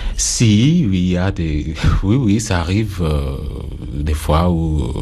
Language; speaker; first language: French; non-native, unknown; Acoli